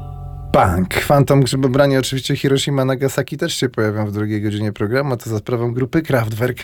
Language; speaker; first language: Polish; native; Polish